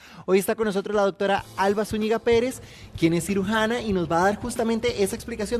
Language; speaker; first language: Spanish; native; Spanish